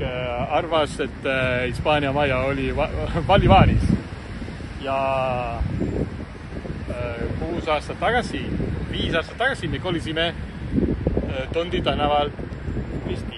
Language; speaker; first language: Estonian; non-native, fluent; Spanish